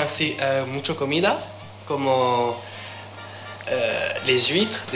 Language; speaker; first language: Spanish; non-native, learner; French